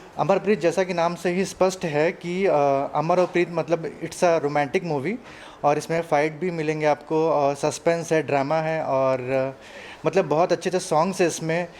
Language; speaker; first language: Hindi; non-native, local second language; Telugu